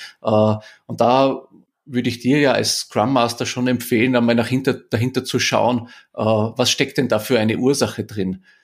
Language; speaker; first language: German; native; German